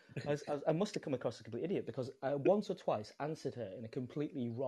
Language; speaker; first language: English; native; English